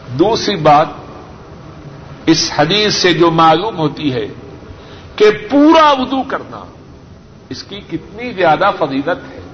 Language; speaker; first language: Urdu; non-native, local second language; Punjabi